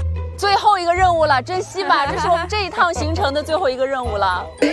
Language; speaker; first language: Chinese; native; Chinese